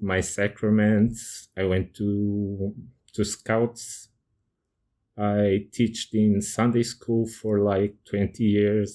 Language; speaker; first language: English; non-native, fluent; Portuguese